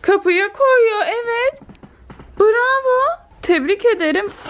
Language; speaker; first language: Turkish; native; Turkish